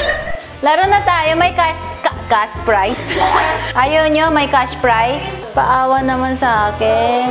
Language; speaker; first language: Filipino; non-native, fluent; Korean